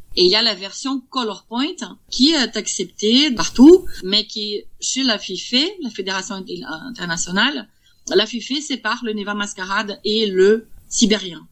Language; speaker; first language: French; non-native, fluent; Portuguese